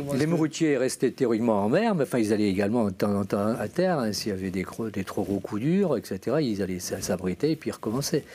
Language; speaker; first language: French; native; French